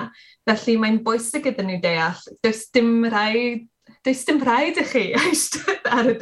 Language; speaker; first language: Welsh; non-native, learner; English